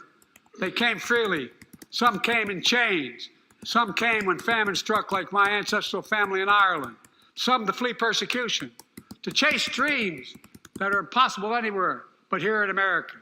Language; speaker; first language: English; native; English